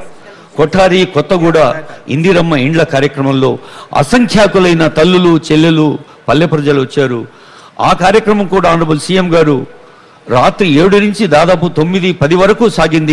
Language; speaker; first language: Telugu; native; Telugu